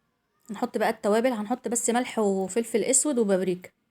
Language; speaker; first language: Arabic; native; Arabic